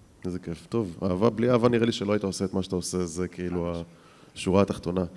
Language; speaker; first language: Hebrew; native; Hebrew